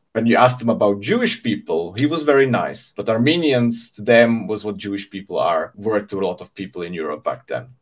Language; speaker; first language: English; non-native, fluent; Czech